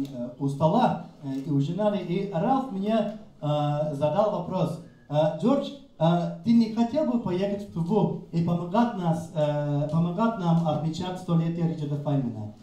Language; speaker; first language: Russian; non-native, fluent; English